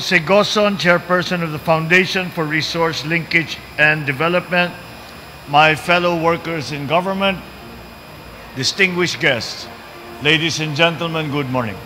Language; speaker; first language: English; non-native, local second language; Filipino